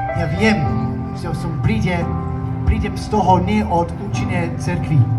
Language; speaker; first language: Slovak; non-native, learner; English